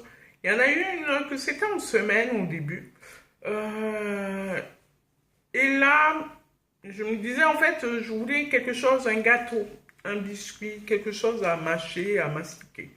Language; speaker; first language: French; native; French